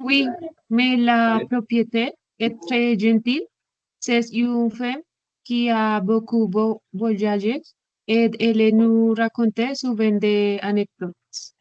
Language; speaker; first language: French; non-native, learner; Spanish